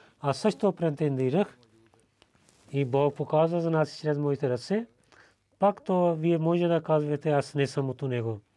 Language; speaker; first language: Bulgarian; non-native, learner; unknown